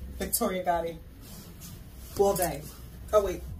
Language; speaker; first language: English; native; English